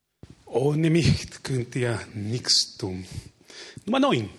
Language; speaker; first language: German; non-native, fluent; Spanish